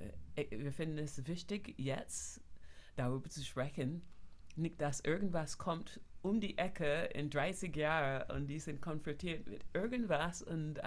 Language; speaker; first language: German; non-native, fluent; English